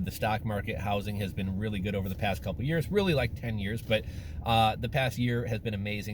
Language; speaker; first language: English; native; English